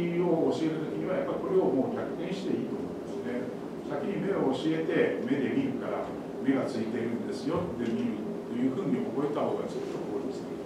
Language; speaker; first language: Japanese; native; Japanese